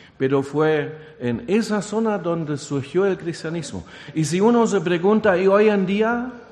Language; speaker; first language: Spanish; non-native, fluent; German